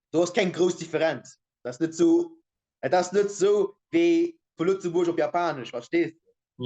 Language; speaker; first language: German; non-native, local second language; Luxembourgish